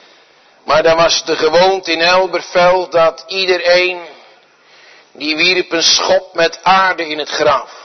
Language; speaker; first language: Dutch; native; Dutch